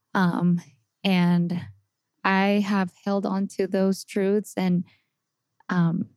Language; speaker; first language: English; non-native, fluent; Spanish